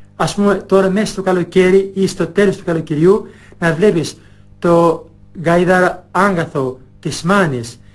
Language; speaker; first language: Greek; non-native, fluent; Albanian